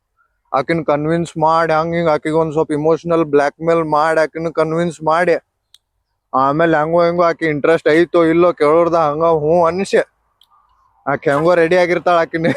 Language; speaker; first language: Kannada; native; Kannada